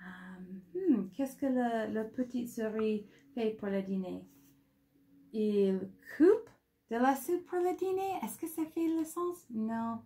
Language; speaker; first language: French; non-native, fluent; English